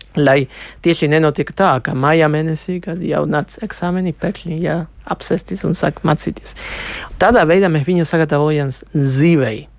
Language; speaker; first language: Latvian; non-native, local second language; Russian